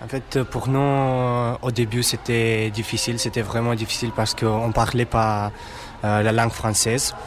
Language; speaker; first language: French; non-native, learner; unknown